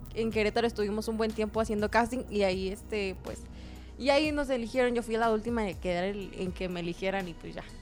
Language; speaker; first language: Spanish; native; Spanish